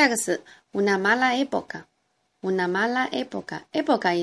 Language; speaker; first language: Spanish; non-native, fluent; Chinese